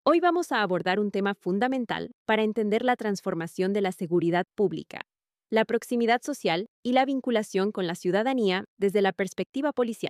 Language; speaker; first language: Spanish; native; Spanish